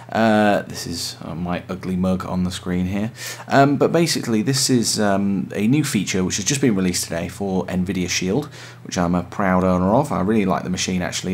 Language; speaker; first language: English; native; English